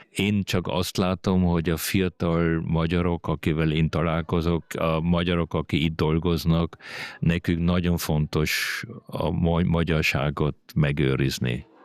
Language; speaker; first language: Hungarian; early bilingual, heritage; Hungarian